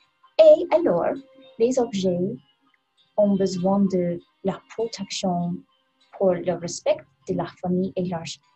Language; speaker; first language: French; non-native, learner; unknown